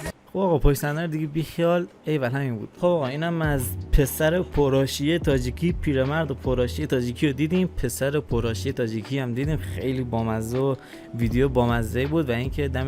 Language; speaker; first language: Persian; native; Persian